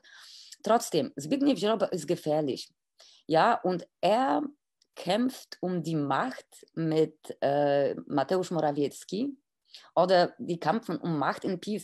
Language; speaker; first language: German; non-native, fluent; Polish